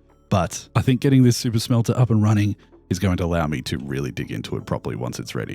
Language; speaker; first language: English; native; English